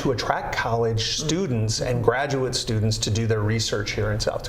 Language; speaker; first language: English; native; English